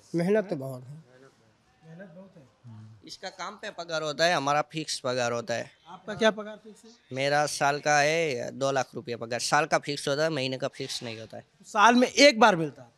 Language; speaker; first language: Hindi; non-native, local second language; Gujarati